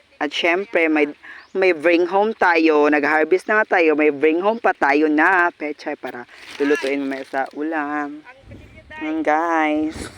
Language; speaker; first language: Filipino; non-native, local second language; Cebuano